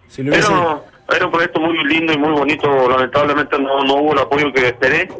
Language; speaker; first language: Spanish; native; Spanish